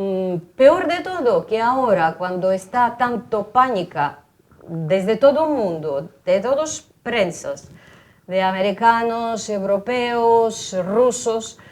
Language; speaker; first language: Spanish; non-native, fluent; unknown